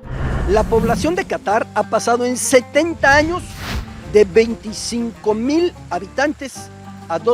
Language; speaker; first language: Spanish; native; Spanish